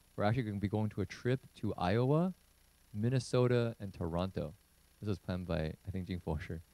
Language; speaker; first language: English; early bilingual, other home language; Chinese